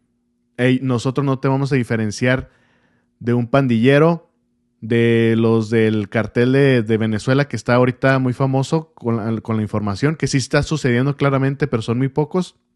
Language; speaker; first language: Spanish; native; Spanish